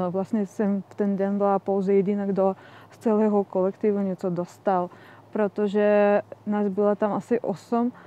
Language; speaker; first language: Czech; non-native, fluent; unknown